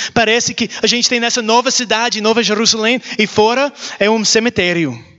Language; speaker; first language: Portuguese; non-native, learner; English